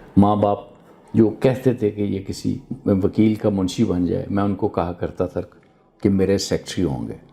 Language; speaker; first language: Urdu; non-native, local second language; Punjabi